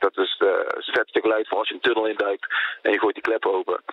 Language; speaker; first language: Dutch; native; Dutch